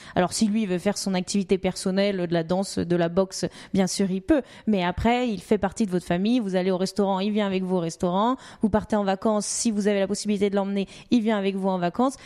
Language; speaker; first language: French; native; French